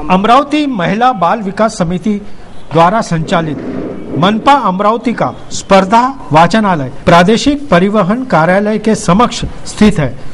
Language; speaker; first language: Hindi; non-native, local second language; Marathi